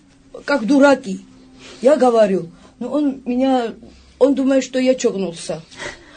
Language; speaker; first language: Russian; non-native, fluent; Georgian